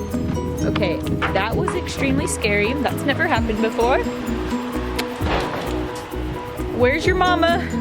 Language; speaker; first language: English; native; English